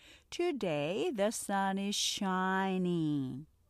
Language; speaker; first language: English; non-native, fluent; Korean